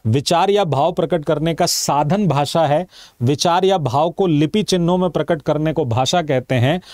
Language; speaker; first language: Hindi; native; Hindi